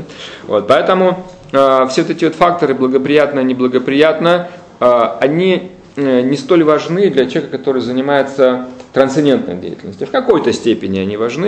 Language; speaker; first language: Russian; native; Russian